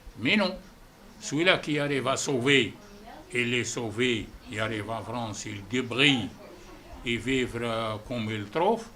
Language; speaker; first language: French; non-native, fluent; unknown